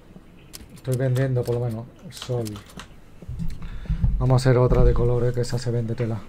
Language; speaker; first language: Spanish; native; Spanish